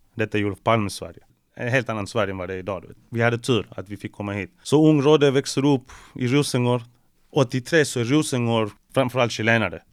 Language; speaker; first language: Swedish; early bilingual, other home language; Spanish